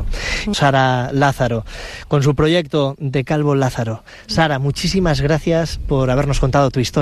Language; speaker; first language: Spanish; native; Spanish